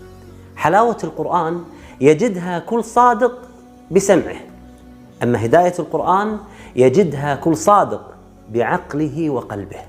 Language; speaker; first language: Arabic; native; Arabic